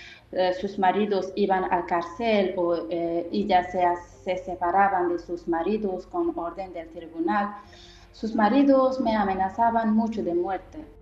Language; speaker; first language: Spanish; non-native, fluent; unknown